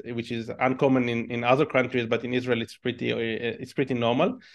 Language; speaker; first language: English; non-native, fluent; Hebrew